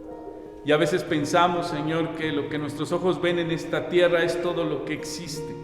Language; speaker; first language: Spanish; native; Spanish